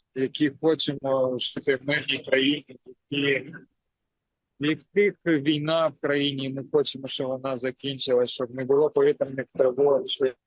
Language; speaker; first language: Ukrainian; native; Ukrainian